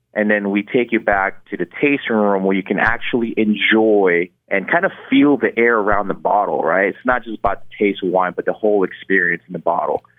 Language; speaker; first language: English; non-native, local second language; Filipino